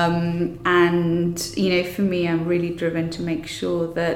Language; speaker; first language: English; native; English